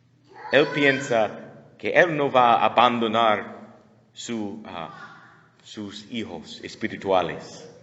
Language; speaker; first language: Spanish; non-native, learner; English